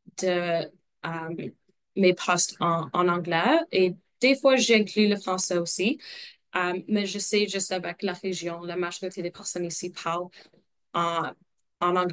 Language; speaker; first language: French; non-native, local second language; English